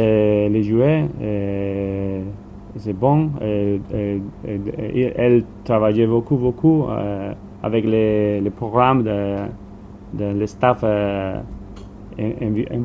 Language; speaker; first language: French; non-native, learner; Spanish